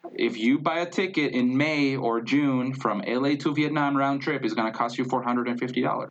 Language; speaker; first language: English; non-native, fluent; Spanish